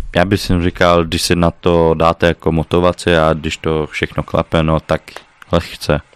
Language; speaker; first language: Czech; early bilingual, heritage; Czech